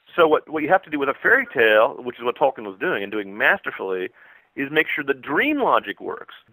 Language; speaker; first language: English; native; English